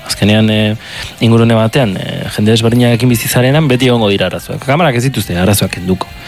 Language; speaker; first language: Basque; native; Basque